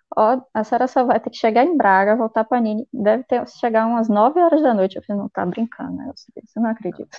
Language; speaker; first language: Portuguese; native; Portuguese